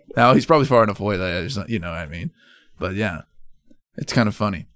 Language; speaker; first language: English; native; English